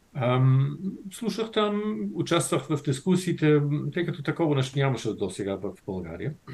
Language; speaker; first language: Bulgarian; non-native, fluent; German